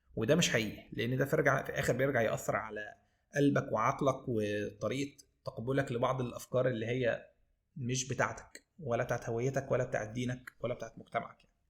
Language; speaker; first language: Egyptian Arabic; native; Egyptian Arabic